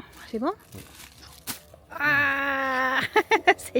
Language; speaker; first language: French; non-native, learner; Iban